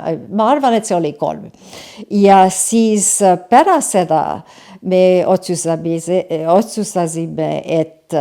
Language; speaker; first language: Estonian; early bilingual, heritage; Estonian